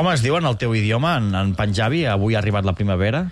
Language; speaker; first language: Catalan; native; Catalan